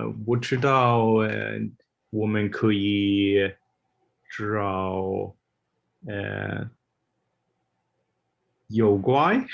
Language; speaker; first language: Chinese; non-native, learner; English